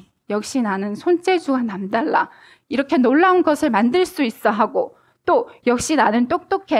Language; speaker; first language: Korean; native; Korean